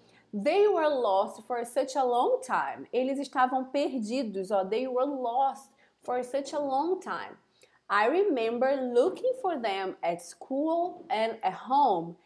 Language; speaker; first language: English; non-native, fluent; Portuguese